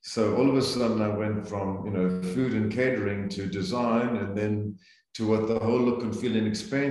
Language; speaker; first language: English; native; English